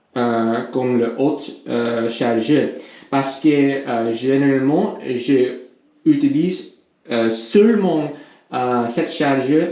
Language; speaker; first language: French; non-native, learner; English